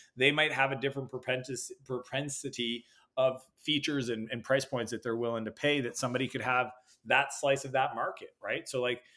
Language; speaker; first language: English; native; English